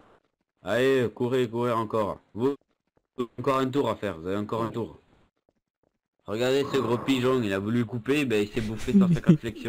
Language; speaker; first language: French; native; French